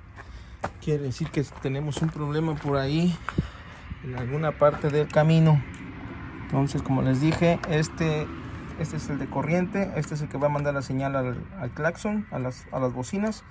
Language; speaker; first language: Spanish; native; Spanish